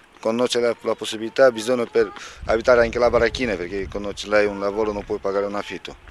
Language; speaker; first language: Italian; non-native, learner; Romanian